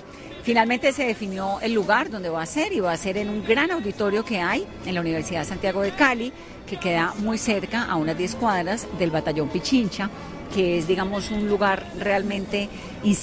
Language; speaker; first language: Spanish; native; Spanish